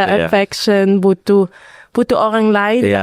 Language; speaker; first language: Indonesian; early bilingual, heritage; Indonesian